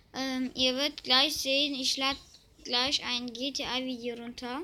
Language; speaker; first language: German; early bilingual, other home language; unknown